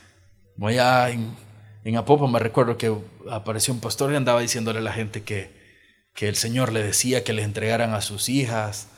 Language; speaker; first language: Spanish; native; Spanish